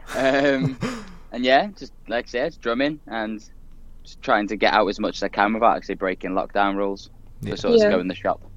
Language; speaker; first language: English; native; English